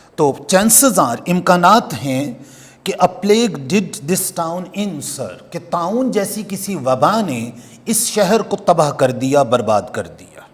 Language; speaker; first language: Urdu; non-native, local second language; Punjabi